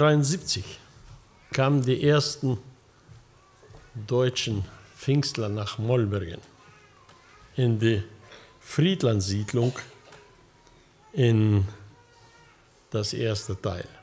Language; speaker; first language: German; early bilingual, heritage; German